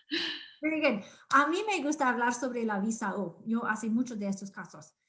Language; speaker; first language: Spanish; non-native, fluent; English